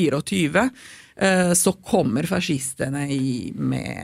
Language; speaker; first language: Norwegian; non-native, fluent; Italian